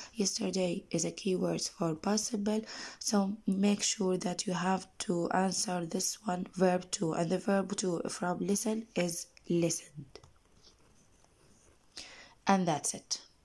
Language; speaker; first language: English; non-native, fluent; Arabic